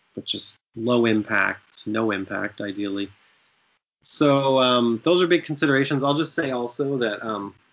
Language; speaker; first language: English; native; English